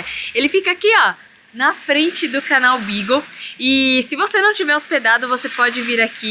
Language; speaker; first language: Portuguese; native; Portuguese